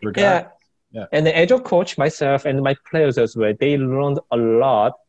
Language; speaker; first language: English; non-native, fluent; Korean